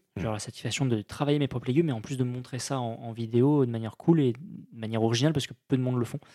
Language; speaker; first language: French; native; French